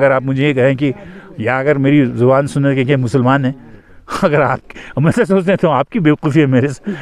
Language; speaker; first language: Urdu; native; Urdu